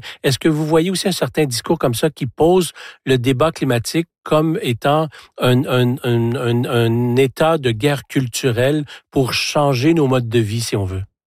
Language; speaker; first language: French; native; French